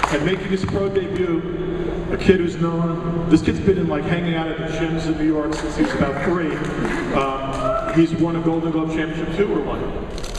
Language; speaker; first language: English; native; English